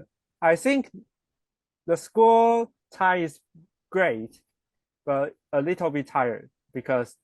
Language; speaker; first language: English; non-native, learner; Chinese